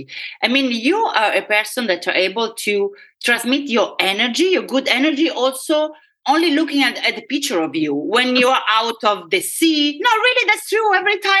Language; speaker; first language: English; non-native, fluent; Italian